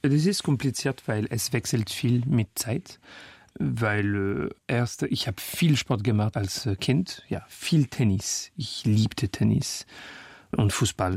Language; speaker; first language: German; non-native, fluent; French